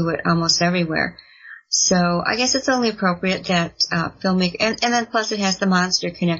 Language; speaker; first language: English; native; English